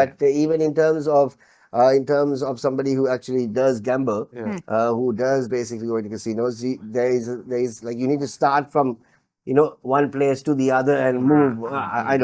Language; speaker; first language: English; non-native, local second language; Sinhala